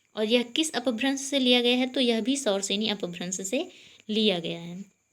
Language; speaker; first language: Hindi; native; Hindi